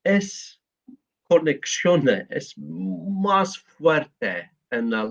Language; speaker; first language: Spanish; non-native, learner; Greek